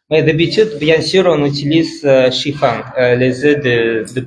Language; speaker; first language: French; non-native, fluent; Russian